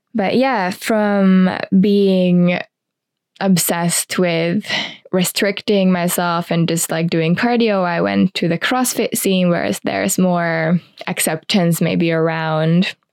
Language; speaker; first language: English; non-native, fluent; Finnish